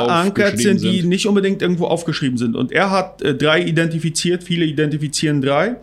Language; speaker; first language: German; non-native, local second language; Plautdietsch